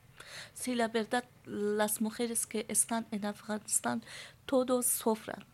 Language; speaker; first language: Spanish; non-native, learner; Persian